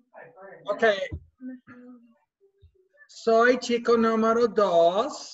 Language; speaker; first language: Spanish; non-native, fluent; English